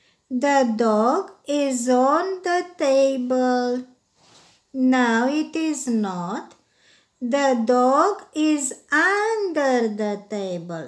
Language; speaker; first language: English; non-native, fluent; Romanian